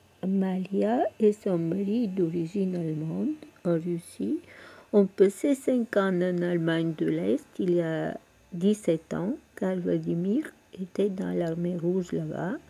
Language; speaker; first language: French; non-native, fluent; Russian